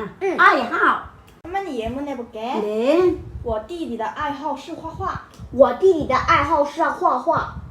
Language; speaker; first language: Chinese; non-native, learner; Korean